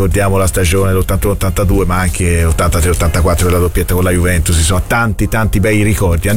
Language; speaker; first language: Italian; native; Italian